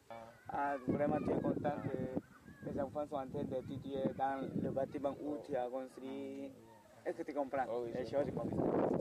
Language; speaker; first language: French; non-native, learner; Korean